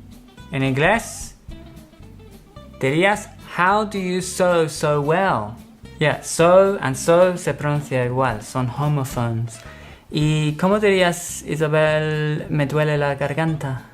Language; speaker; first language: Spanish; non-native, fluent; English